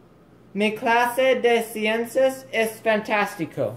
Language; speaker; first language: Spanish; non-native, learner; English